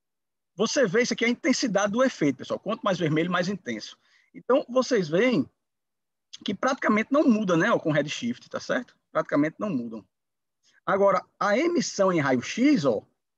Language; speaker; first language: Portuguese; native; Portuguese